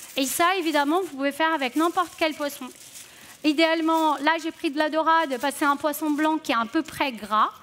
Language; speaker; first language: French; non-native, fluent; Portuguese